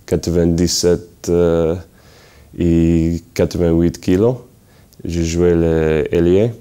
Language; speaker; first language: French; non-native, learner; English